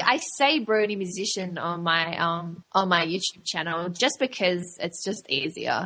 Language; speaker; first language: English; native; English